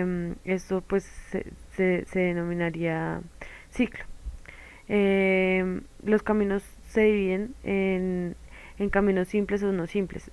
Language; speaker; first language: Spanish; native; Spanish